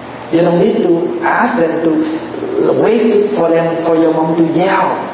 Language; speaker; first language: English; non-native, fluent; Vietnamese